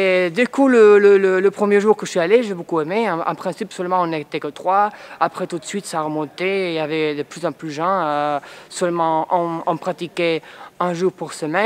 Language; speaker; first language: French; non-native, fluent; Spanish